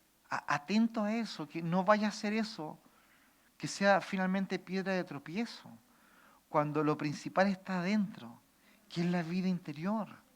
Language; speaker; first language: Spanish; native; Spanish